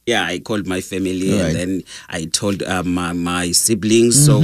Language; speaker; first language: English; non-native, local second language; Zulu